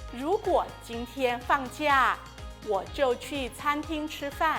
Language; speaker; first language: Chinese; non-native, fluent; Thai